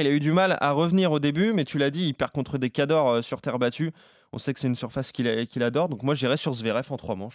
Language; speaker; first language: French; native; French